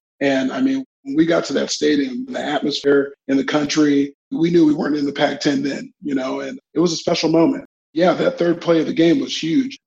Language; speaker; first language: English; native; English